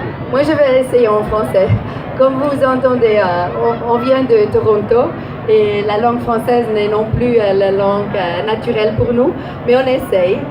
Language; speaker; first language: French; non-native, learner; English